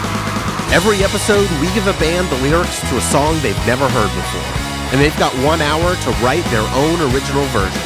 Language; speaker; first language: English; native; English